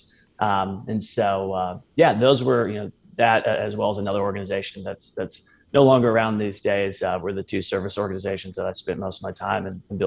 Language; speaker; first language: English; native; English